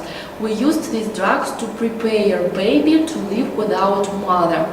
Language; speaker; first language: English; non-native, learner; Russian